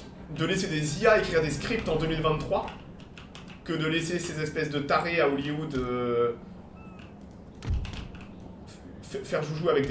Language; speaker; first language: French; native; French